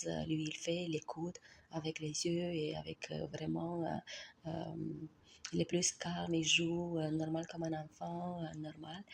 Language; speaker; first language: French; non-native, learner; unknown